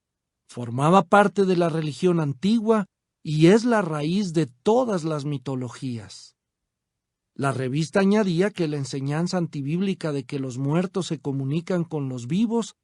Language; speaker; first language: Spanish; native; Spanish